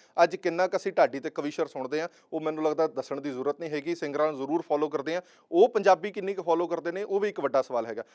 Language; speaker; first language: Punjabi; native; Punjabi